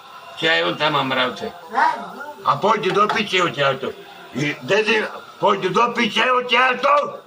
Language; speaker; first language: Slovak; native; Slovak